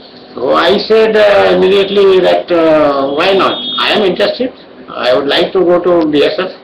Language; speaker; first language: English; non-native, local second language; Odia